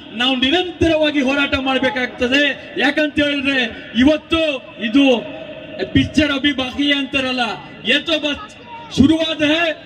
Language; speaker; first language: Kannada; non-native, local second language; Urdu